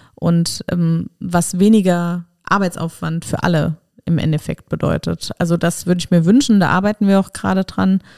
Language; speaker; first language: German; native; German